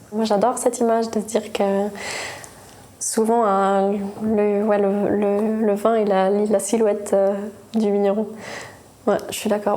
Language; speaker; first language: French; native; French